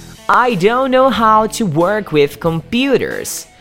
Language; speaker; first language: English; non-native, fluent; Portuguese